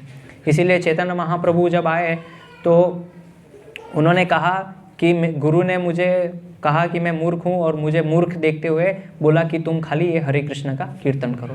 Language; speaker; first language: Hindi; native; Hindi